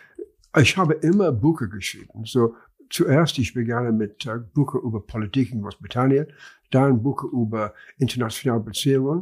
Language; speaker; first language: German; non-native, learner; English